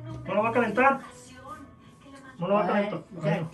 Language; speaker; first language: Spanish; native; Spanish